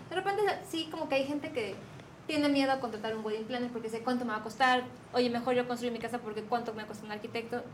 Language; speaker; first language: Spanish; native; Spanish